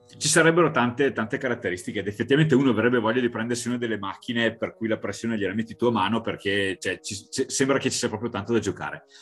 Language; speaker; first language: Italian; native; Italian